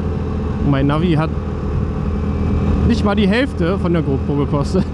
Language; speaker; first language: German; native; German